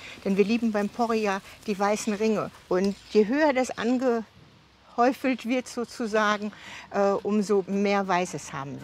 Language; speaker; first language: German; native; German